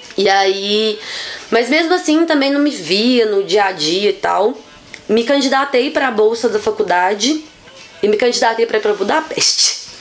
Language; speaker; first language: Portuguese; native; Portuguese